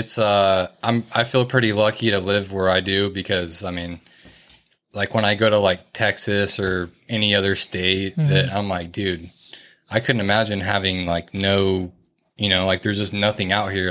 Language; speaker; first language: English; native; English